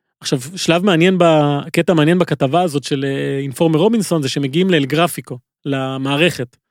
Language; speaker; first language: Hebrew; native; Hebrew